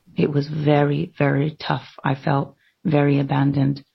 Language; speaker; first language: English; native; English